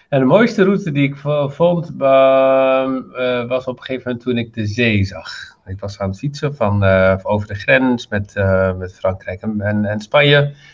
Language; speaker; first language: Dutch; non-native, fluent; Arabic